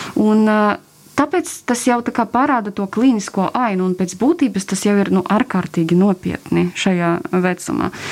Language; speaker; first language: Latvian; non-native, local second language; Russian